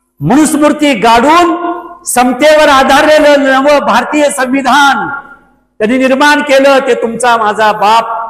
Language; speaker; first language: Marathi; native; Marathi